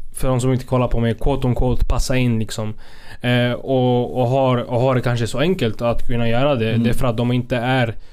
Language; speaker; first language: Swedish; non-native, fluent; Spanish